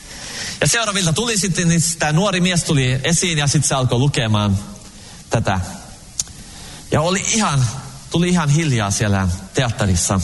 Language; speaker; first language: Finnish; early bilingual, heritage; Finnish